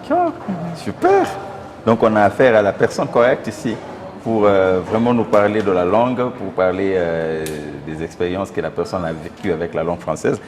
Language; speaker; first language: French; non-native, fluent; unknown